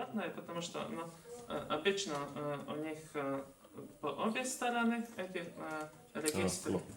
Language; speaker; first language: Russian; non-native, local second language; Latvian